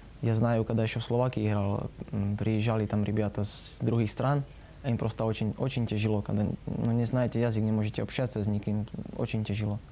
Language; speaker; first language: Russian; non-native, learner; Slovak